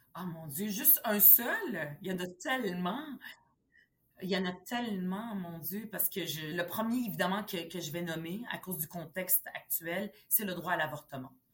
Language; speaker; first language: French; early bilingual, other home language; Arabic